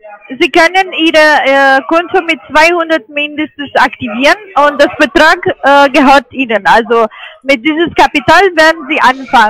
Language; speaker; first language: German; non-native, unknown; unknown